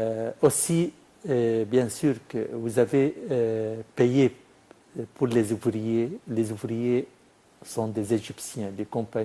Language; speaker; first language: French; non-native, fluent; Arabic